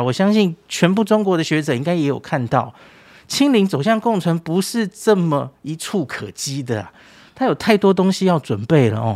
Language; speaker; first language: Chinese; native; Chinese